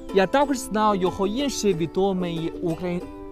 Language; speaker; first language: Ukrainian; non-native, learner; Chinese